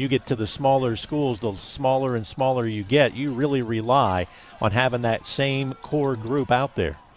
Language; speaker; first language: English; native; English